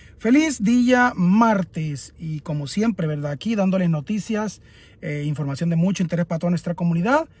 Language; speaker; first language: Spanish; native; Spanish